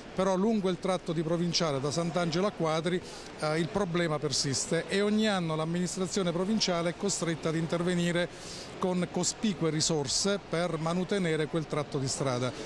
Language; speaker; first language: Italian; native; Italian